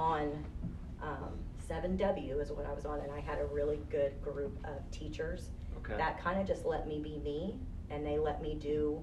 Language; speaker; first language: English; native; English